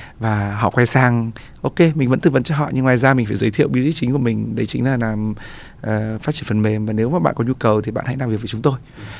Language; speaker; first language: Vietnamese; native; Vietnamese